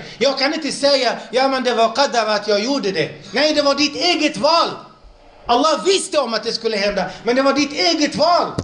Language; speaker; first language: Swedish; non-native, local second language; Arabic